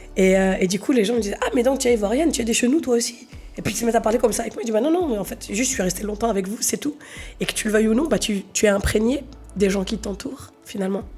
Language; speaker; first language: French; native; French